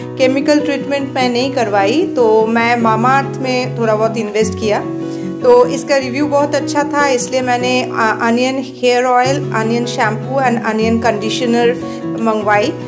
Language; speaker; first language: Hindi; non-native, local second language; Bangla